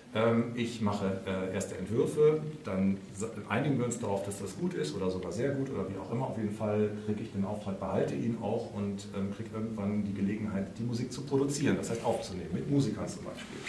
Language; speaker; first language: German; native; German